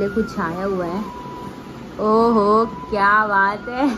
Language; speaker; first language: Hindi; native; Hindi